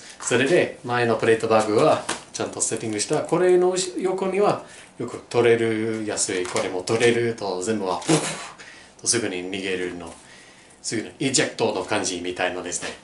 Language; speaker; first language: Japanese; non-native, learner; English